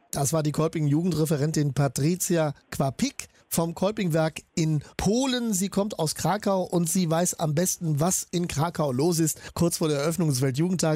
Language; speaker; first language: German; native; German